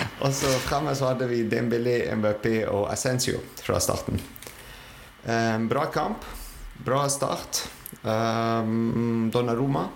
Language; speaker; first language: Norwegian; non-native, fluent; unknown